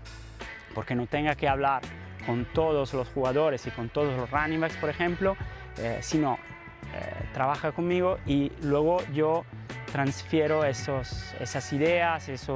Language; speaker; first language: Spanish; non-native, fluent; Italian